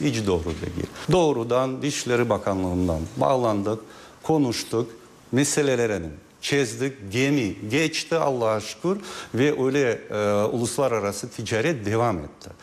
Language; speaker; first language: Turkish; non-native, fluent; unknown